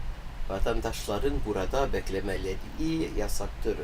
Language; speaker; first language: Turkish; non-native, learner; English